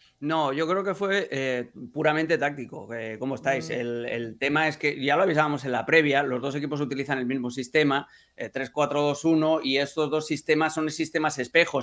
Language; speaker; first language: Spanish; native; Spanish